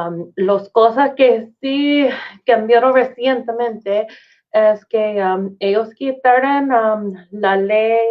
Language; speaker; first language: Spanish; non-native, fluent; English